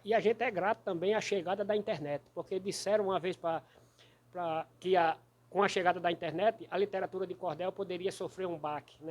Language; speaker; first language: Portuguese; native; Portuguese